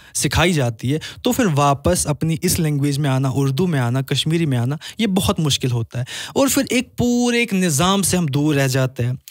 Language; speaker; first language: Urdu; non-native, local second language; Kashmiri